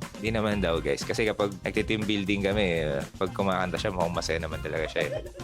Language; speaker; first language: Filipino; native; Filipino